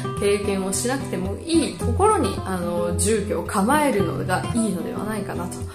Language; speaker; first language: Japanese; native; Japanese